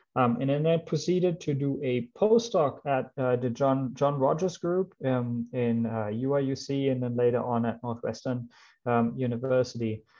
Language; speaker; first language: English; non-native, fluent; German